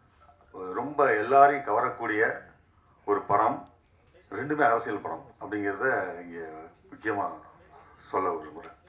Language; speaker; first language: Tamil; native; Tamil